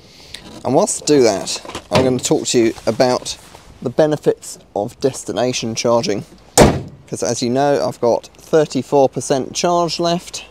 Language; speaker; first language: English; native; English